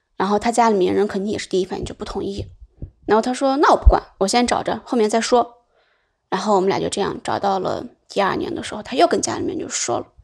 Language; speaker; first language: Chinese; native; Chinese